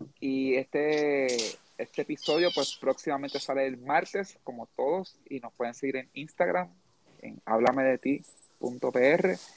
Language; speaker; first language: Spanish; native; Spanish